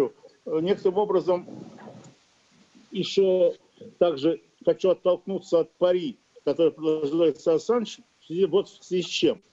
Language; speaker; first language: Russian; native; Russian